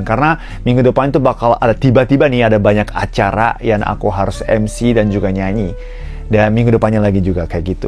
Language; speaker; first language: Indonesian; non-native, fluent; Japanese